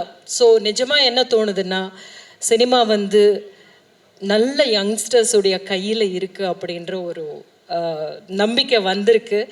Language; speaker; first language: Tamil; native; Tamil